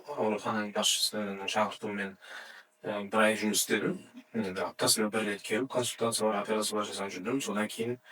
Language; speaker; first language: Kazakh; native; Kazakh